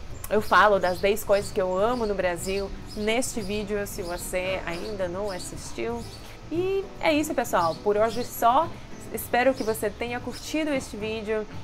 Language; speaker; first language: Portuguese; non-native, fluent; Russian